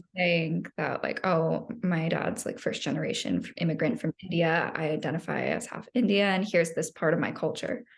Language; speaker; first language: English; native; English